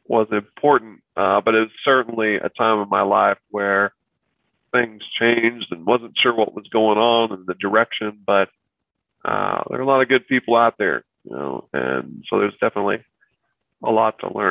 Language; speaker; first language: English; native; English